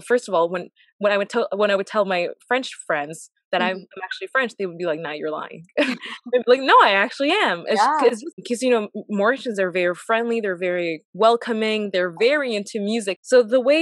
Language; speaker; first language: English; non-native, fluent; French